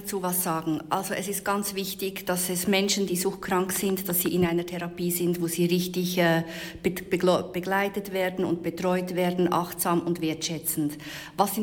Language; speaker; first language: German; native; German